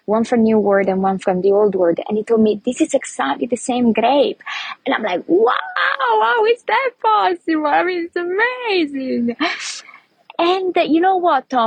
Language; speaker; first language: English; non-native, fluent; Italian